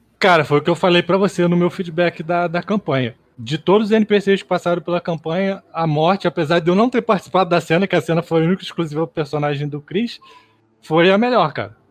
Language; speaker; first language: Portuguese; native; Portuguese